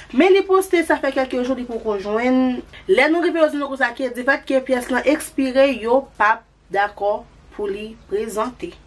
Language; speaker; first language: French; non-native, local second language; Haitian Creole